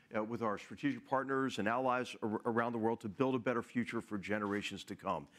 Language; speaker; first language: English; native; English